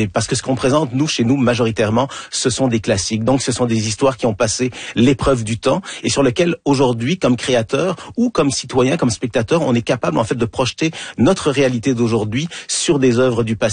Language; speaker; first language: French; native; French